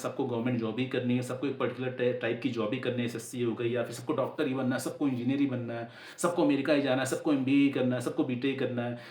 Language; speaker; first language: Hindi; native; Hindi